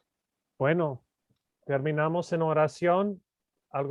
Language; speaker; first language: Spanish; non-native, fluent; English